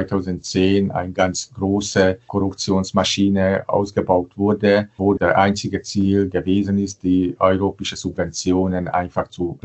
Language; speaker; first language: German; non-native, fluent; Hungarian